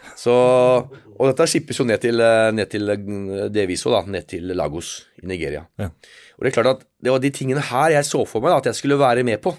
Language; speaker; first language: Norwegian; native; Norwegian